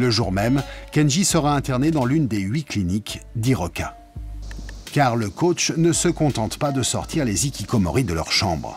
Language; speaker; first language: French; native; French